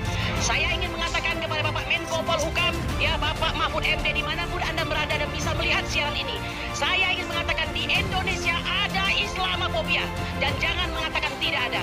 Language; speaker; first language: Indonesian; native; Indonesian